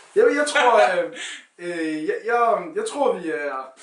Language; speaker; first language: Danish; native; Danish